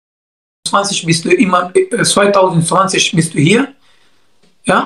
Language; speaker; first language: German; non-native, learner; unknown